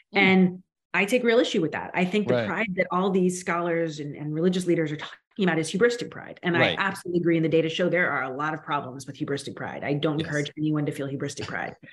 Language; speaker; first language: English; native; English